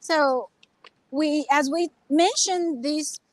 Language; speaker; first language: English; non-native, fluent; Chinese